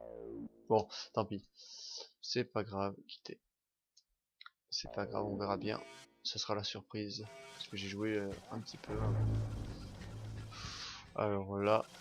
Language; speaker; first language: French; native; French